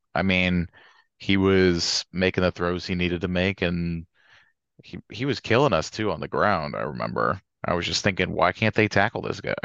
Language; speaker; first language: English; native; English